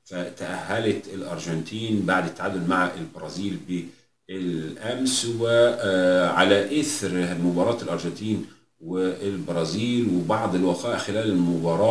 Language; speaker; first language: Arabic; native; Arabic